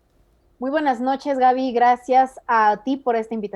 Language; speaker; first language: Spanish; native; Spanish